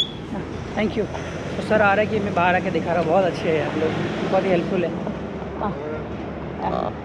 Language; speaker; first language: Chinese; non-native, learner; Hindi